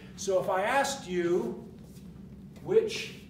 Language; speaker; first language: English; native; English